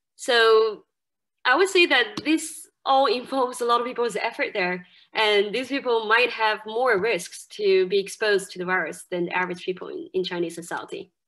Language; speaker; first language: English; non-native, fluent; Chinese